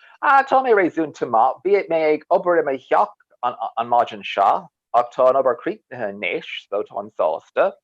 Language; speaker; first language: Irish; non-native, learner; English